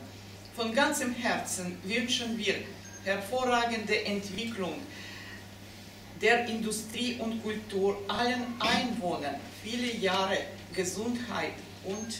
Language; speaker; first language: German; non-native, fluent; Russian